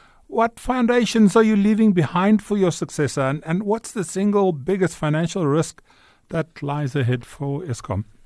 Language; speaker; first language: English; non-native, local second language; Afrikaans